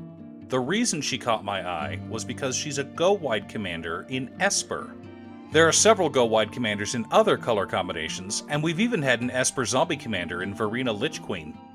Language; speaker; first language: English; native; English